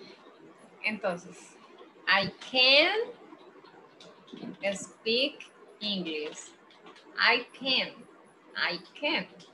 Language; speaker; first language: English; non-native, fluent; Spanish